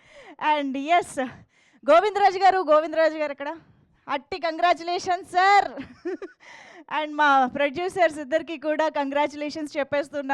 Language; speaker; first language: Telugu; native; Telugu